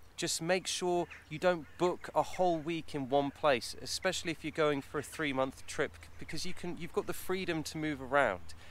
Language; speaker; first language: English; native; English